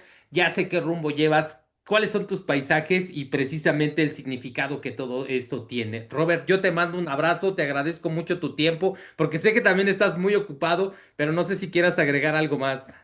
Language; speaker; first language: Spanish; native; Spanish